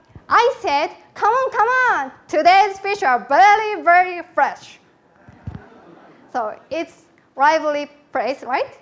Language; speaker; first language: English; non-native, learner; Japanese